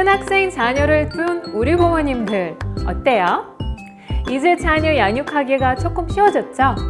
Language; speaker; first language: Korean; non-native, fluent; Russian